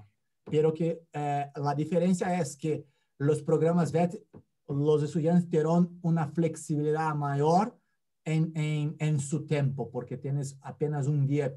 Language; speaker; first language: Spanish; non-native, fluent; Portuguese